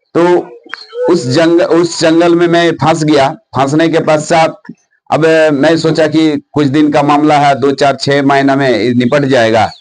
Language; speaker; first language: Hindi; non-native, local second language; Bangla